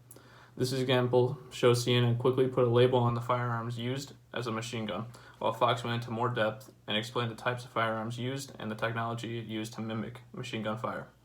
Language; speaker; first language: English; native; English